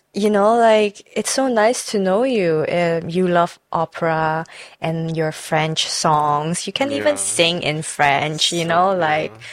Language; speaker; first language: English; non-native, fluent; Chinese